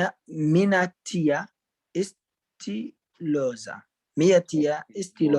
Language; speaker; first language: Portuguese; non-native, learner; Arabic